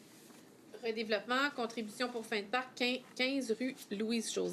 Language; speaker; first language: French; native; French